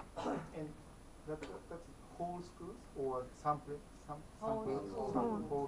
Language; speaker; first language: English; non-native, fluent; Japanese